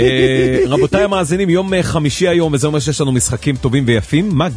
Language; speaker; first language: Hebrew; native; Hebrew